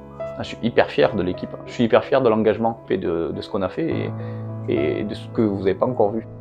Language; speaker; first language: French; native; French